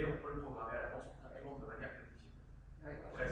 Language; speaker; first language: French; native; French